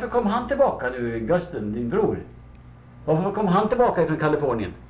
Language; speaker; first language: Swedish; native; Swedish